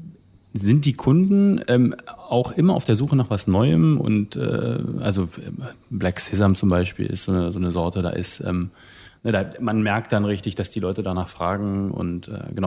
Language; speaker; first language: German; native; German